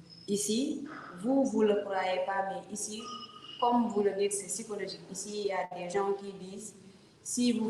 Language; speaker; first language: French; non-native, local second language; Wolof